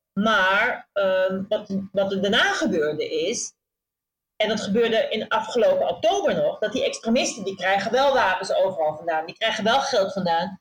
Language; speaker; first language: Dutch; native; Dutch